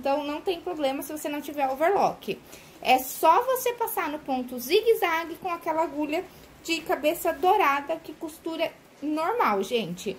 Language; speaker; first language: Portuguese; native; Portuguese